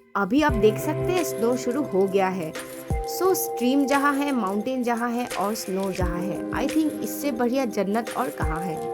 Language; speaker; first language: Hindi; non-native, local second language; Assamese